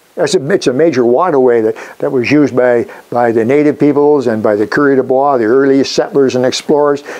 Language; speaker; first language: English; native; English